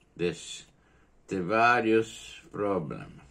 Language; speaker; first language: English; non-native, learner; Italian